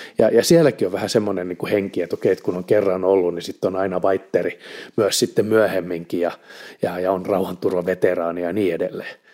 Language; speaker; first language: Finnish; native; Finnish